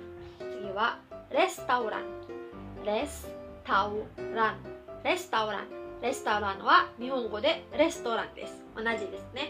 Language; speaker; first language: Japanese; non-native, fluent; Filipino